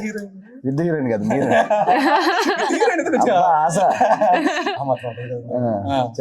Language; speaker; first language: Telugu; native; Telugu